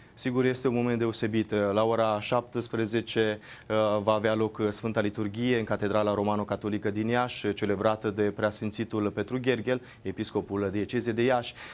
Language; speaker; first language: Romanian; native; Romanian